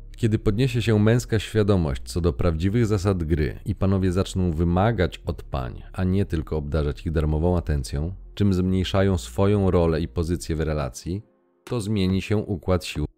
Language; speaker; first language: Polish; native; Polish